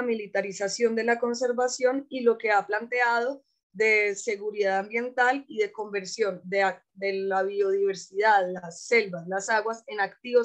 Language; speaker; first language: Spanish; native; Spanish